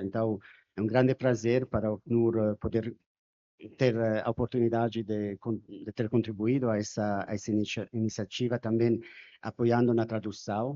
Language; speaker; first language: Portuguese; non-native, fluent; Spanish